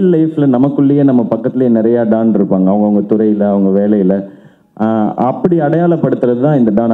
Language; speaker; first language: Tamil; native; Tamil